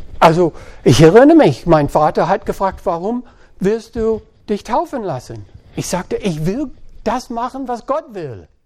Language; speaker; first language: German; non-native, fluent; English